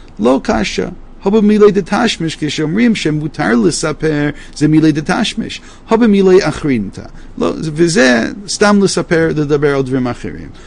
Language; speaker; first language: Hebrew; non-native, fluent; English